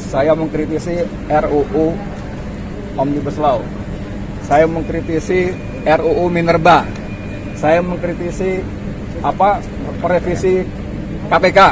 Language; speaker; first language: Indonesian; native; Indonesian